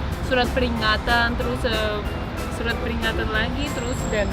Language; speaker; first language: Indonesian; non-native, learner; Russian